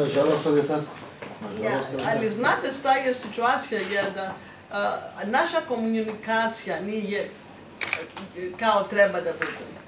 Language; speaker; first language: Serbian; non-native, learner; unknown